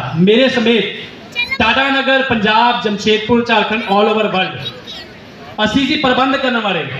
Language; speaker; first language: Hindi; non-native, local second language; Punjabi